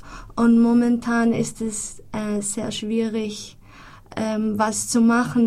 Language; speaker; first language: German; non-native, fluent; Greek